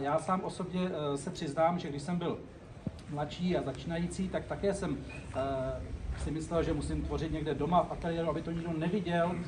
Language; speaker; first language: Czech; native; Czech